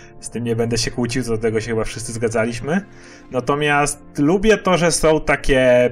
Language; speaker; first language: Polish; native; Polish